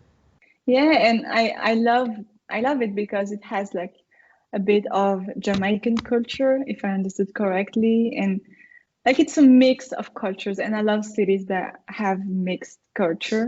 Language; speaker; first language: English; non-native, fluent; French